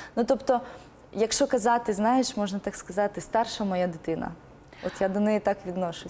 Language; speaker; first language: Ukrainian; non-native, local second language; Russian